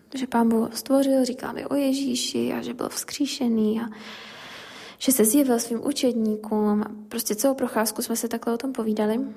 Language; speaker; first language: Czech; native; Czech